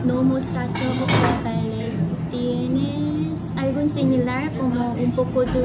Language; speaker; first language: Spanish; non-native, learner; Korean